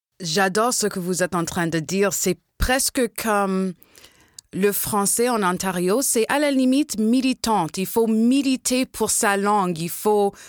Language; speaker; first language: French; non-native, local second language; English